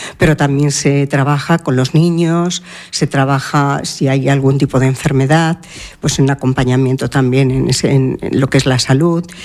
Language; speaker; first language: Spanish; native; Spanish